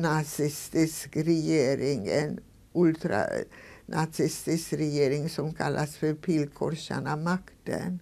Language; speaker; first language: Swedish; non-native, fluent; Hungarian